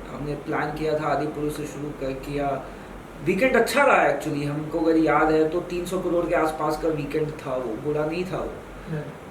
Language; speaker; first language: Hindi; native; Hindi